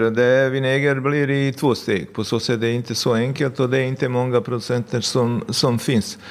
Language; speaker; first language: Swedish; non-native, fluent; Bosnian